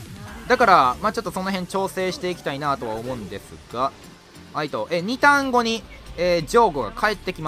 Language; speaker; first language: Japanese; native; Japanese